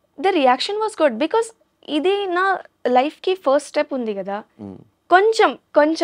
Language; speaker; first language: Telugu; non-native, learner; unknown